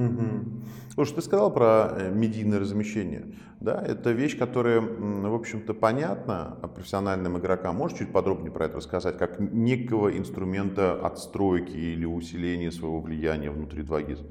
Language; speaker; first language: Russian; native; Russian